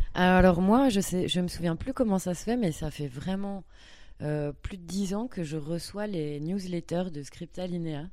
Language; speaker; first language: French; native; French